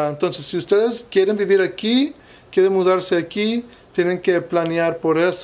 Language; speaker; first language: Spanish; non-native, fluent; English